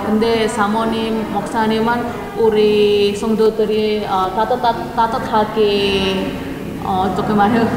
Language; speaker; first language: Korean; non-native, learner; Indonesian